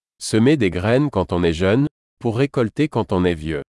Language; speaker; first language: French; native; French